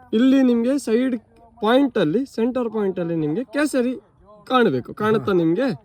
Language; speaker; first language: Kannada; non-native, local second language; Konkani